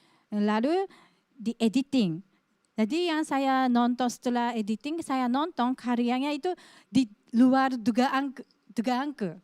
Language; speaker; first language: Indonesian; non-native, fluent; Japanese